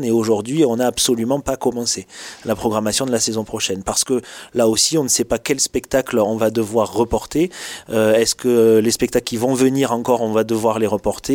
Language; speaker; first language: French; native; French